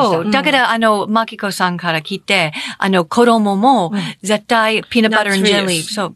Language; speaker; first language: Japanese; non-native, fluent; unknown